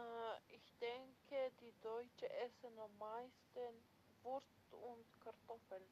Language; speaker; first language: German; non-native, learner; Macedonian